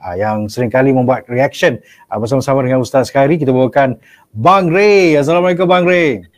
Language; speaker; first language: Malay; native; Malay